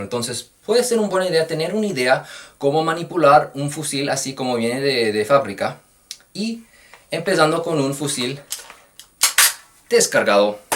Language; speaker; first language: Spanish; non-native, fluent; English